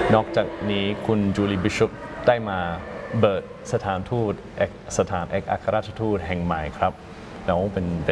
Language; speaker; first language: Thai; non-native, fluent; English